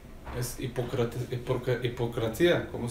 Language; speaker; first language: Spanish; non-native, learner; Hebrew